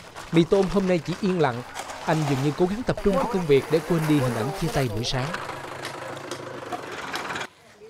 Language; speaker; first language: Vietnamese; native; Vietnamese